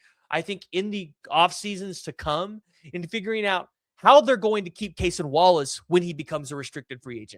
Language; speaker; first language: English; native; English